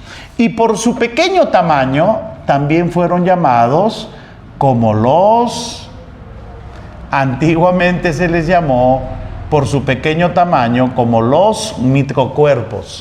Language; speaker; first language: Spanish; native; Spanish